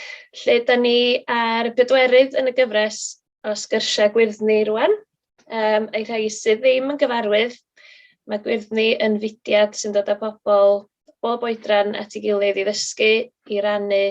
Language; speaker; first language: Welsh; native; Welsh